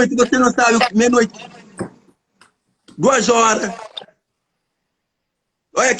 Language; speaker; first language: Portuguese; non-native, learner; Kabuverdianu